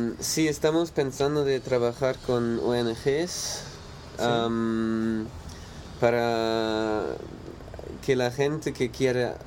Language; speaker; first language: Spanish; non-native, learner; German